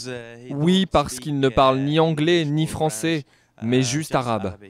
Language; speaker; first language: French; non-native, fluent; Arabic